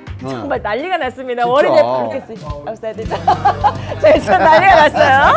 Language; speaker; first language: Korean; native; Korean